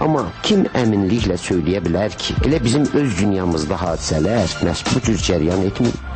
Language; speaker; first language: Azerbaijani; native; Azerbaijani